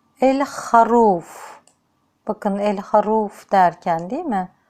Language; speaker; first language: Turkish; native; Turkish